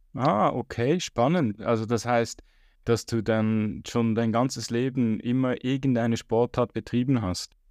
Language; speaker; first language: German; native; German